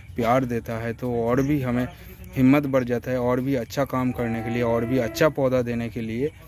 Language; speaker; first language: Hindi; non-native, local second language; Bangla